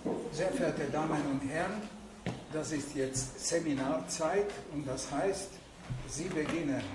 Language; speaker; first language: German; non-native, fluent; Hungarian